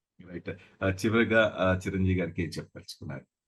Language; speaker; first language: Telugu; native; Telugu